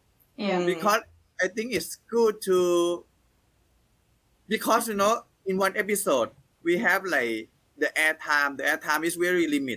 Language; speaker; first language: English; non-native, learner; Thai